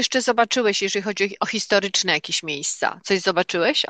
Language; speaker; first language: Polish; native; Polish